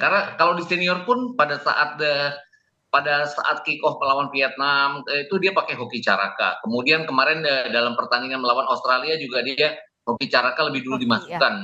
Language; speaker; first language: Indonesian; native; Indonesian